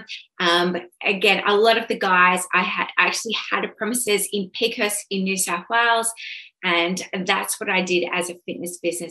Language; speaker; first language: English; native; English